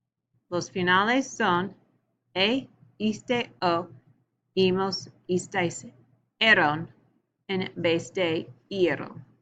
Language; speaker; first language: Spanish; non-native, learner; English